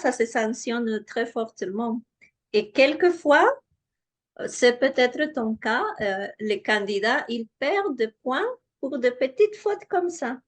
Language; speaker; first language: French; non-native, fluent; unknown